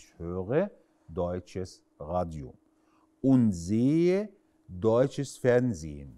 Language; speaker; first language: German; non-native, fluent; Arabic